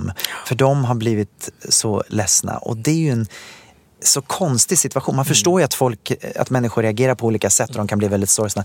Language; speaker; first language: Swedish; native; Swedish